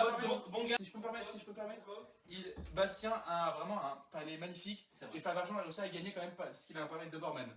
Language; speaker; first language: French; native; French